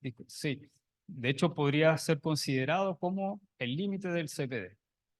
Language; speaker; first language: Spanish; native; Spanish